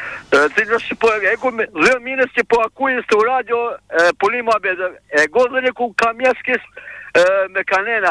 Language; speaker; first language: Greek; non-native, learner; Albanian